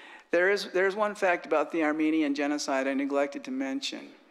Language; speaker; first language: English; native; English